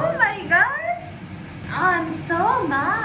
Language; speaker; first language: English; non-native, fluent; Japanese